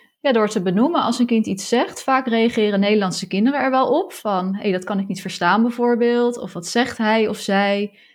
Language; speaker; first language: Dutch; native; Dutch